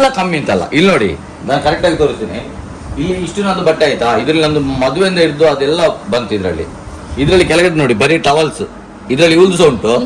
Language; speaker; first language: Kannada; non-native, local second language; Tulu